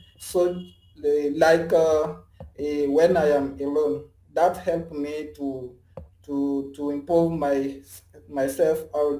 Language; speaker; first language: English; non-native, learner; French